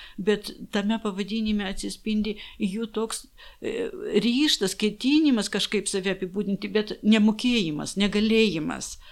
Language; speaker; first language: Lithuanian; non-native, local second language; Polish